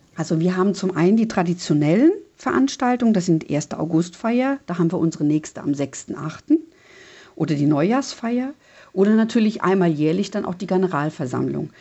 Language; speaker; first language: German; native; German